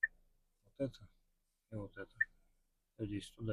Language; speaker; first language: Russian; native; Russian